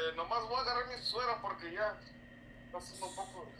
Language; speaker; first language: Spanish; early bilingual, heritage; Spanish